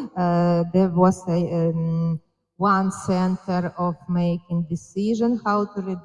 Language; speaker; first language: English; non-native, fluent; Ukrainian